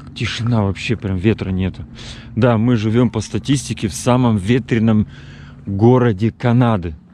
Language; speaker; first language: Russian; native; Russian